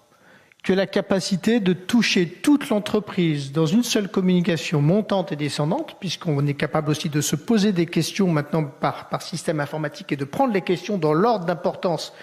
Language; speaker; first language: French; native; French